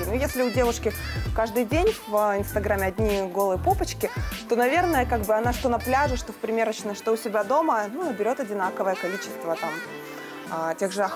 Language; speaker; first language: Russian; native; Russian